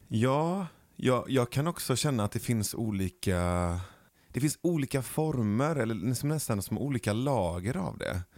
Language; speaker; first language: Swedish; early bilingual, other home language; Persian